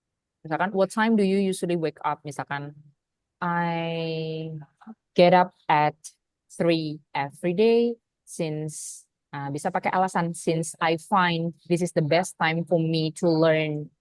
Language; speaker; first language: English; non-native, fluent; Indonesian